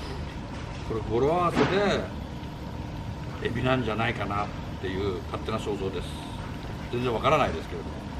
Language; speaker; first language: Japanese; native; Japanese